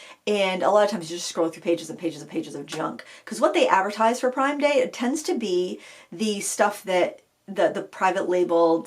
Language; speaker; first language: English; native; English